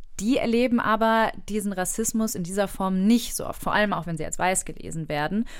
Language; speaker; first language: German; native; German